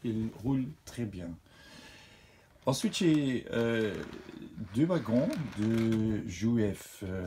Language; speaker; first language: French; non-native, fluent; Dutch